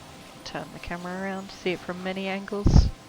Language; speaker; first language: English; native; English